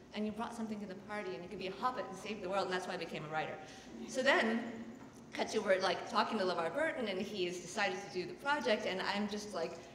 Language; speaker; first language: English; native; English